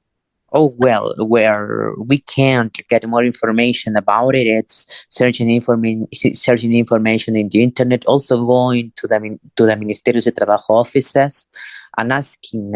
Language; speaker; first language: English; non-native, fluent; Spanish